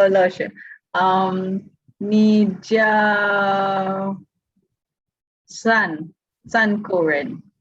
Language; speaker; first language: Chinese; non-native, learner; English